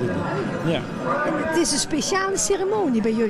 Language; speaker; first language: Dutch; native; Dutch